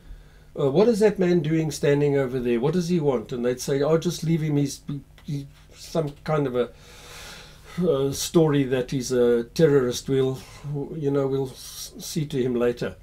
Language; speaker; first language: English; native; English